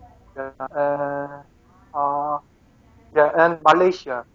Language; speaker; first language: English; non-native, learner; Korean